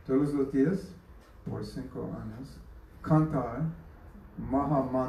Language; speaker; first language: Spanish; non-native, learner; English